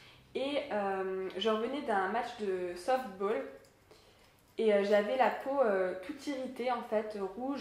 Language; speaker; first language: French; native; French